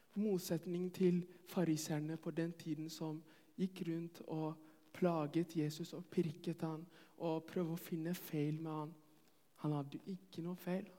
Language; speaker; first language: Norwegian; non-native, fluent; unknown